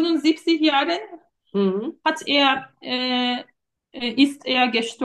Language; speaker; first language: German; non-native, fluent; Turkish